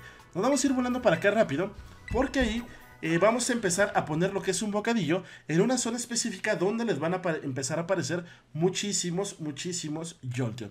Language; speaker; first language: Spanish; native; Spanish